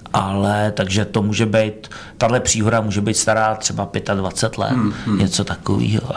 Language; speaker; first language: Czech; native; Czech